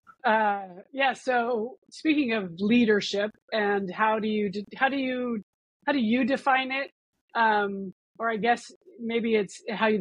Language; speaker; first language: English; native; English